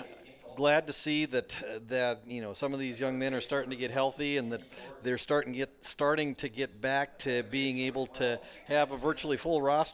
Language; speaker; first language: English; native; English